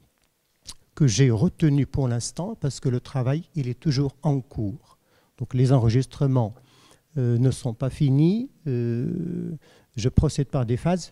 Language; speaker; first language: French; non-native, fluent; Arabic